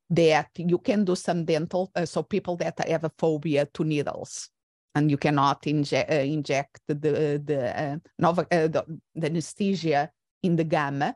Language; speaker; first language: English; non-native, fluent; Portuguese